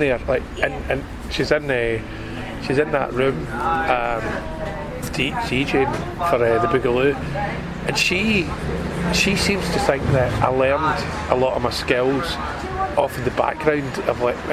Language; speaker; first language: English; native; English